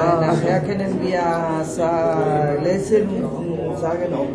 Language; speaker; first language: German; non-native, learner; Spanish